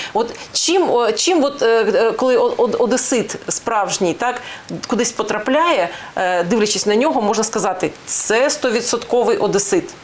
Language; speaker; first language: Ukrainian; non-native, local second language; Russian